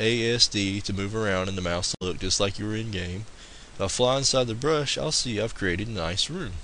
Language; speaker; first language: English; native; English